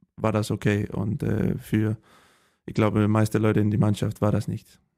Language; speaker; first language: German; non-native, fluent; Danish